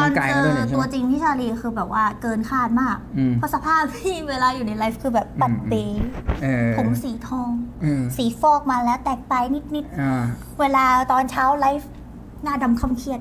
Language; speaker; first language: Thai; early bilingual, other home language; Korean